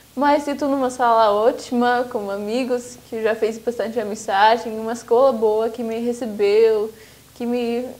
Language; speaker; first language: Portuguese; non-native, fluent; Swedish